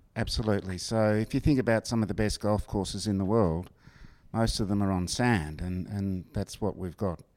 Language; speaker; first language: English; native; English